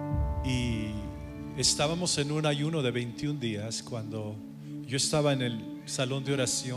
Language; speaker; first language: Spanish; native; Spanish